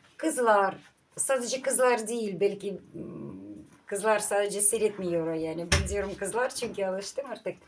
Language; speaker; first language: Turkish; non-native, learner; Russian